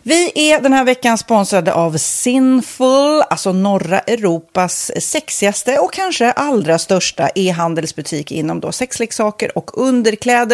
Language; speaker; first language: Swedish; native; Swedish